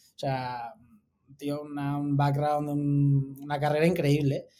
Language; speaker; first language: Spanish; native; Spanish